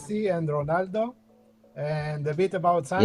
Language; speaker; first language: English; non-native, fluent; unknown